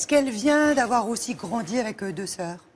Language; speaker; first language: French; native; French